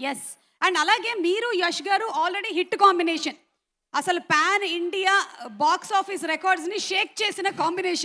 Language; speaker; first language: Telugu; native; Telugu